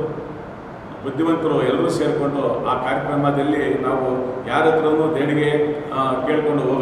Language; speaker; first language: Kannada; native; Kannada